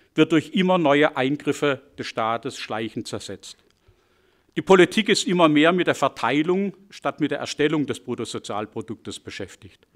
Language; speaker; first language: German; native; German